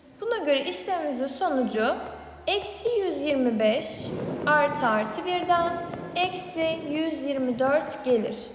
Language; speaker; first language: Turkish; native; Turkish